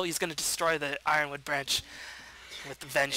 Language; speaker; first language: English; native; English